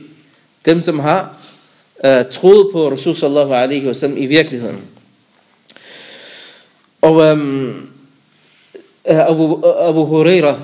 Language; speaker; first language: Danish; non-native, fluent; Arabic